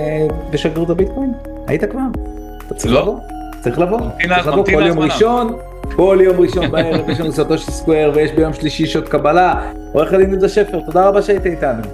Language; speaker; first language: Hebrew; native; Hebrew